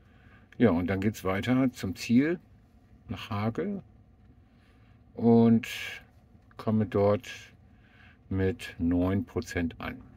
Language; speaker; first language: German; native; German